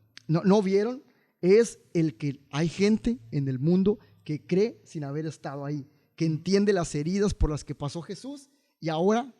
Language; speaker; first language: Spanish; native; Spanish